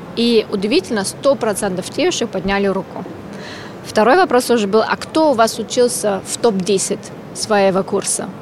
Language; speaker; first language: Russian; non-native, fluent; German